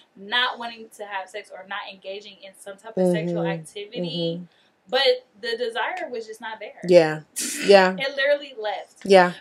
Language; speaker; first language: English; native; English